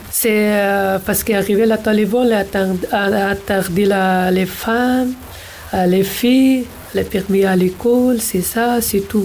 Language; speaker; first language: French; non-native, learner; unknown